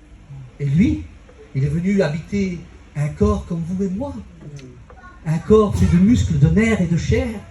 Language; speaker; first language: French; native; French